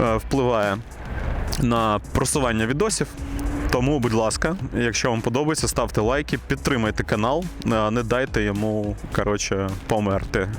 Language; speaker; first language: Ukrainian; non-native, local second language; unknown